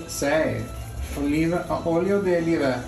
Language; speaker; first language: Italian; non-native, learner; English